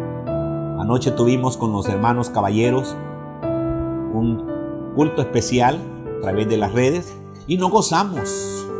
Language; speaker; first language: Spanish; native; Spanish